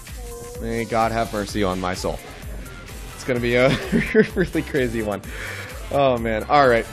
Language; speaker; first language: English; native; English